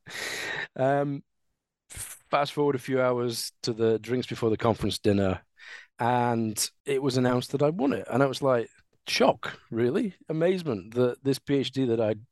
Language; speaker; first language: English; native; English